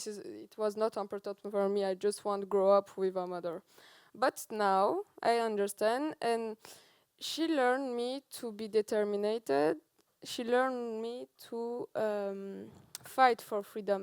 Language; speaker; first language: English; non-native, learner; Persian